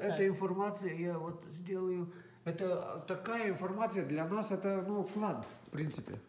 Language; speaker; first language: Russian; non-native, fluent; Lithuanian